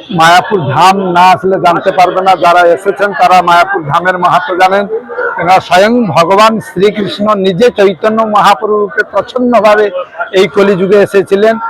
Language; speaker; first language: Bangla; non-native, fluent; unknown